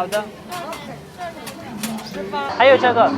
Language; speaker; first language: Chinese; non-native, fluent; Urdu